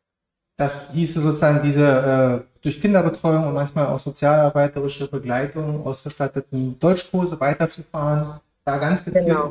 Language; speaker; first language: German; native; German